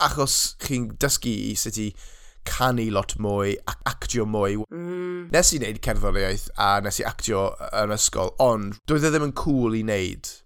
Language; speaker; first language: Welsh; non-native, local second language; English